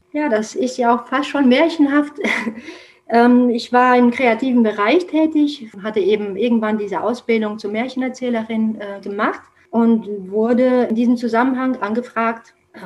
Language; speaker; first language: German; non-native, fluent; Romanian